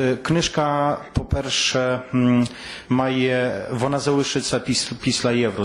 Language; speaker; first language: Ukrainian; non-native, fluent; Polish